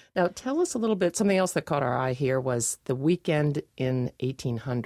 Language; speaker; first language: English; native; English